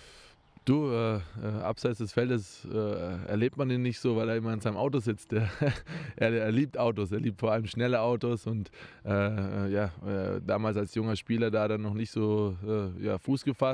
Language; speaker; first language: German; native; German